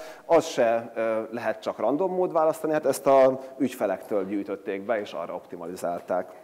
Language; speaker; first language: Hungarian; native; Hungarian